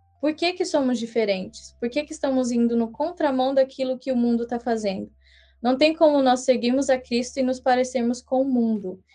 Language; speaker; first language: Portuguese; early bilingual, heritage; English